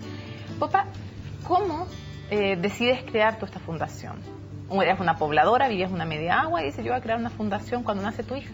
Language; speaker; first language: Spanish; native; Spanish